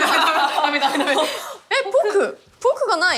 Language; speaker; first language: Japanese; non-native, learner; Korean